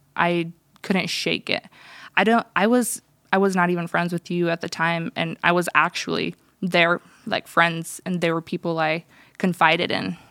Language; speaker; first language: English; early bilingual, other home language; Russian